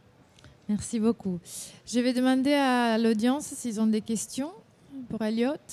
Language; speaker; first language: French; non-native, fluent; Italian